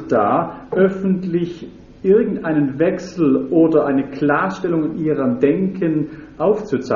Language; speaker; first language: German; native; German